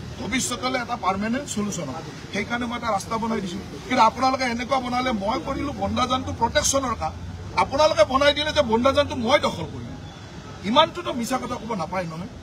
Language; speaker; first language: Assamese; native; Assamese